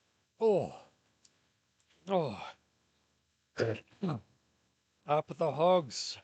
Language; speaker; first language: English; native; English